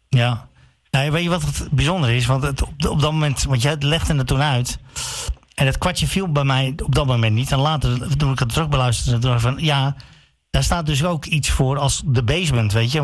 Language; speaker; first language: Dutch; native; Dutch